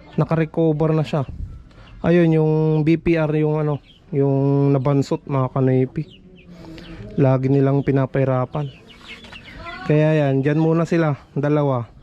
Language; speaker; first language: Filipino; non-native, local second language; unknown